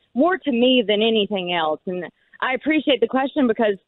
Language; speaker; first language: English; native; English